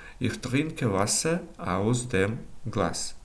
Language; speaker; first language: German; non-native, learner; Ukrainian